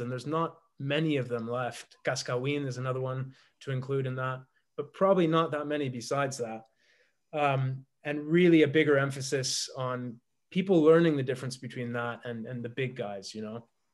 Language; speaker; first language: English; native; English